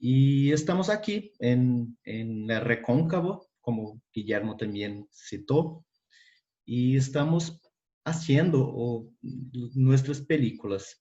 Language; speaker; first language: Spanish; non-native, fluent; Portuguese